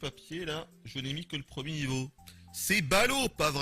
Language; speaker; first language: French; native; French